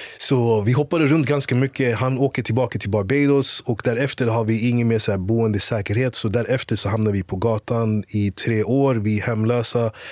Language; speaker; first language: Swedish; early bilingual, other home language; English